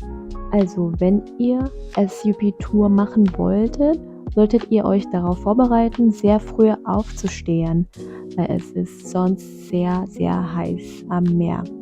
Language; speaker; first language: German; non-native, fluent; Vietnamese